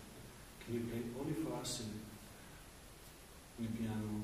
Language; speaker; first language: English; non-native, learner; German